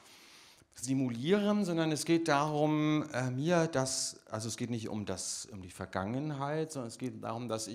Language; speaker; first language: German; native; German